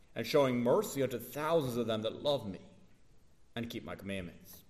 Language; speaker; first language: English; native; English